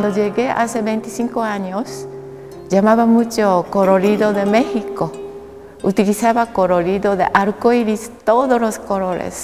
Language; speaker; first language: Spanish; non-native, learner; Japanese